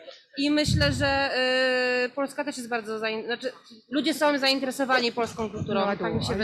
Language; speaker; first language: Polish; early bilingual, heritage; Polish